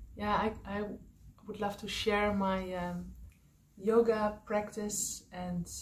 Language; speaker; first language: English; non-native, fluent; Dutch